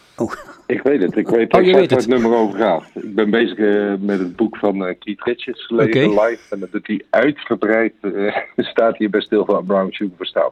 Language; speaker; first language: Dutch; native; Dutch